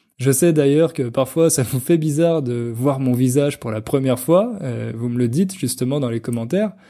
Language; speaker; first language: French; native; French